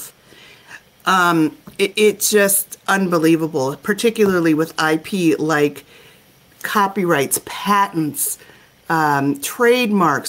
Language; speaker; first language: English; native; English